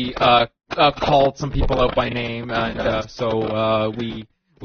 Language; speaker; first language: English; native; English